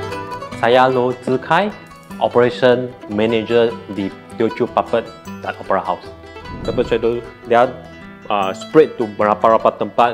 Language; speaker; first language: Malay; non-native, local second language; Chinese